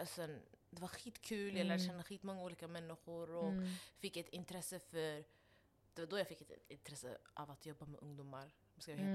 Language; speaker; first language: Swedish; non-native, local second language; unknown